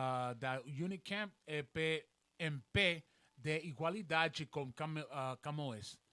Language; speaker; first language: Portuguese; non-native, learner; Spanish